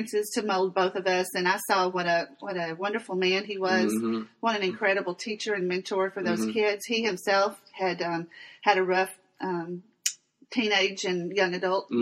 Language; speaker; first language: English; native; English